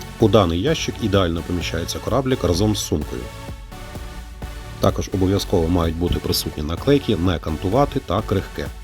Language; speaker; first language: Ukrainian; native; Ukrainian